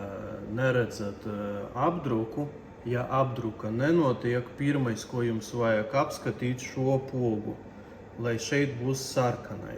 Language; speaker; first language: Latvian; non-native, local second language; Russian